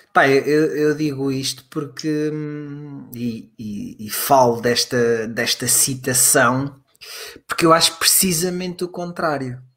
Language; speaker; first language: Portuguese; native; Portuguese